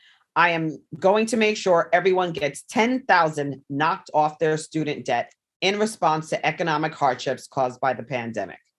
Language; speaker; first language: English; native; English